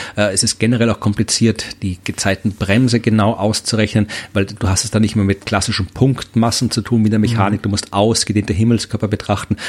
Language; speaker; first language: German; native; German